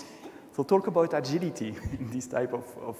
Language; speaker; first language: English; non-native, fluent; French